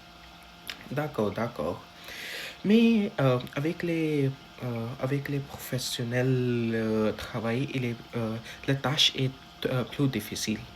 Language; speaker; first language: French; non-native, learner; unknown